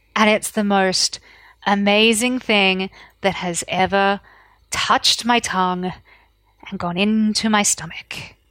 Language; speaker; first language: English; native; English